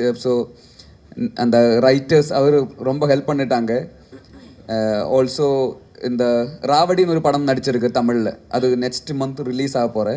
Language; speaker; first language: Tamil; non-native, learner; Malayalam